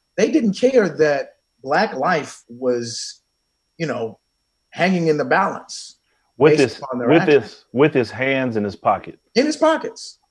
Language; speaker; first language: English; native; English